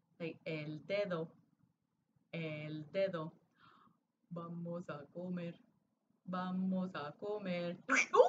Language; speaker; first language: Spanish; non-native, fluent; English